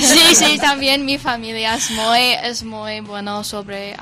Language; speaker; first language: Spanish; non-native, learner; English